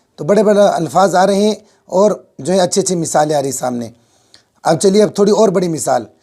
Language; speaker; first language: Urdu; native; Urdu